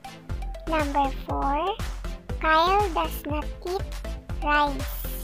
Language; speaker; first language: English; non-native, local second language; Filipino